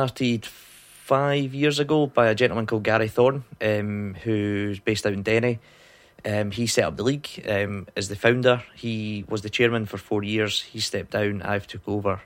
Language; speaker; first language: English; native; English